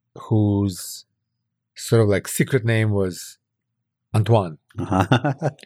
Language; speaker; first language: English; early bilingual, other home language; Russian